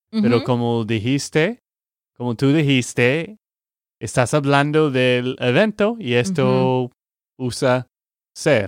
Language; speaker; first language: Spanish; non-native, learner; English